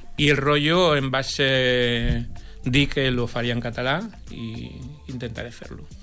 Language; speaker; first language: Catalan; non-native, local second language; Spanish